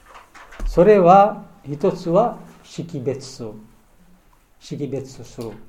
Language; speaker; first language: Japanese; non-native, learner; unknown